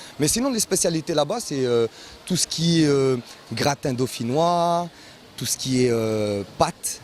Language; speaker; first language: French; early bilingual, other home language; Arabic